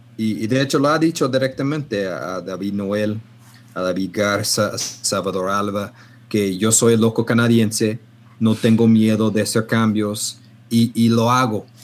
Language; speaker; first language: Spanish; non-native, fluent; English